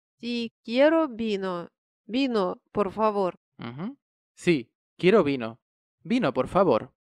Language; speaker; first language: Spanish; non-native, fluent; Russian